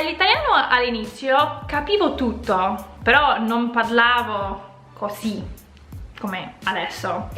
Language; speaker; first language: Italian; non-native, fluent; English